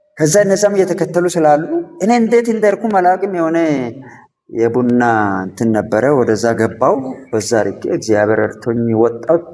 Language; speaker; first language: Amharic; non-native, local second language; Sidamo